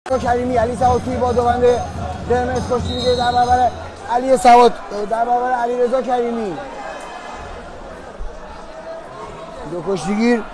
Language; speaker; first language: Persian; native; Persian